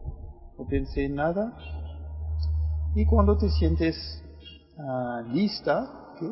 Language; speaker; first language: Spanish; non-native, fluent; French